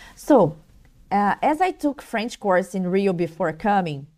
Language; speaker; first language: English; non-native, learner; Portuguese